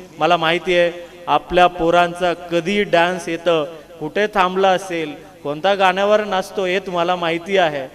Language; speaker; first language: Marathi; non-native, local second language; Kannada